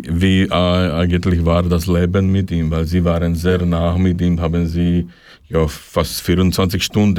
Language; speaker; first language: German; non-native, learner; Slovak